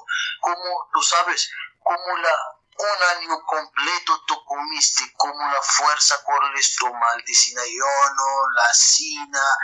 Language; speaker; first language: Spanish; non-native, learner; Arabic